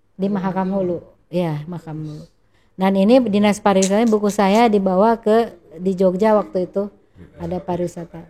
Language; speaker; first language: Indonesian; native; Indonesian